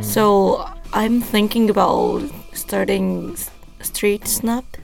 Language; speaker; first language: English; non-native, learner; Japanese